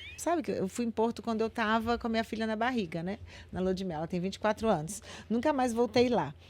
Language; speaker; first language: Portuguese; native; Portuguese